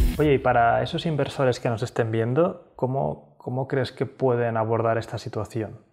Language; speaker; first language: Spanish; native; Spanish